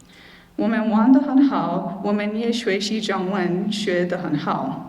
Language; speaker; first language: Chinese; non-native, learner; English